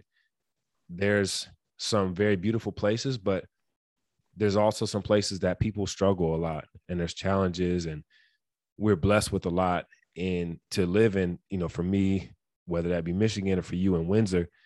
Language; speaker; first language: English; native; English